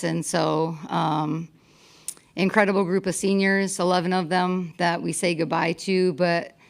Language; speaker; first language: English; native; English